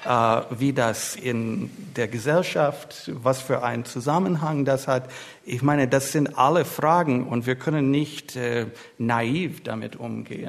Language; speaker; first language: German; non-native, fluent; English